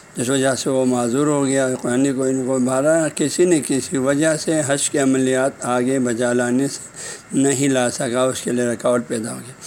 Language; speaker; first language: Urdu; non-native, local second language; Balti